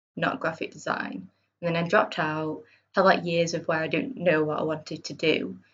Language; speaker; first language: English; native; English